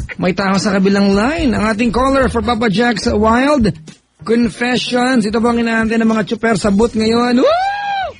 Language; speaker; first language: Filipino; native; Filipino